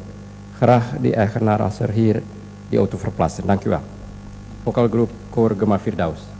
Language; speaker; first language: Dutch; non-native, learner; Indonesian